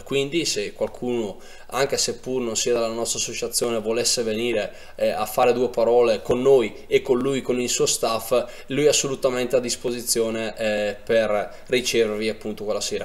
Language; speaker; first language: Italian; native; Italian